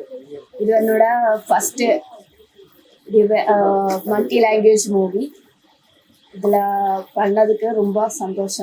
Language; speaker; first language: Tamil; non-native, learner; Malayalam